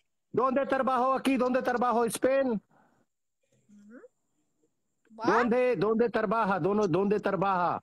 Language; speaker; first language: Spanish; non-native, learner; Hindi